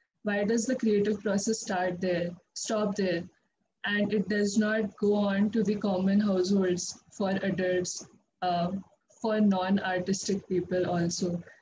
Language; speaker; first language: English; non-native, local second language; Hindi